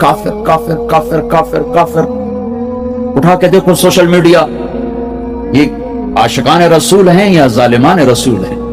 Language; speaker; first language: Hindi; non-native, local second language; Punjabi